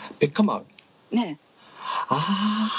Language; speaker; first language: Korean; non-native, learner; Japanese